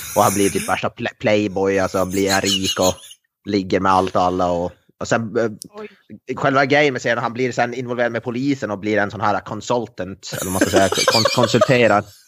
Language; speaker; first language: Swedish; native; Swedish